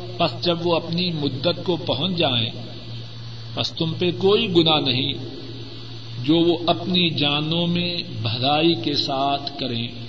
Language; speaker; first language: Urdu; non-native, local second language; Punjabi